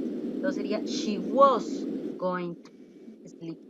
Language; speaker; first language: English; non-native, learner; Spanish